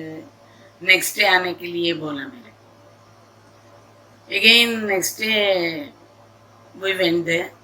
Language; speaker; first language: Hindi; non-native, local second language; Telugu